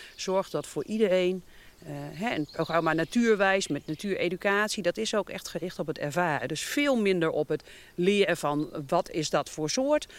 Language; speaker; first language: Dutch; native; Dutch